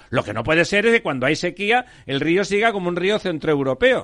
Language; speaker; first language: Spanish; native; Spanish